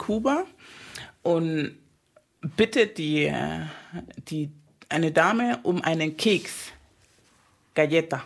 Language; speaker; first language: German; non-native, fluent; Spanish